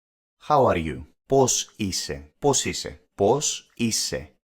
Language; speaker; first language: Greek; non-native, learner; English